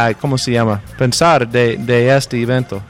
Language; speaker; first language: Spanish; non-native, learner; English